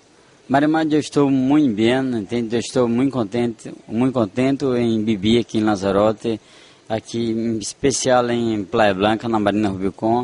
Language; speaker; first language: Spanish; non-native, fluent; Portuguese